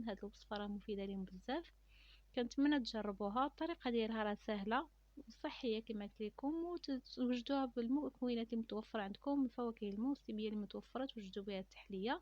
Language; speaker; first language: Arabic; native; Arabic